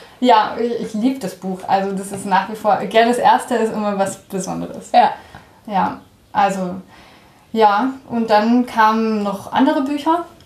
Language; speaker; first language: German; early bilingual, heritage; German